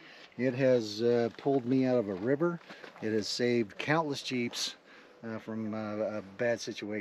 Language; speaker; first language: English; native; English